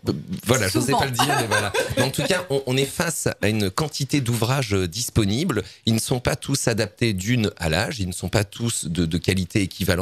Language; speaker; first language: French; native; French